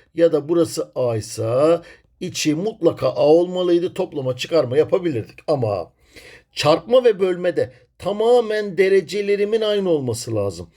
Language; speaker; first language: Turkish; native; Turkish